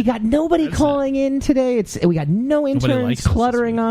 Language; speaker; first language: English; native; English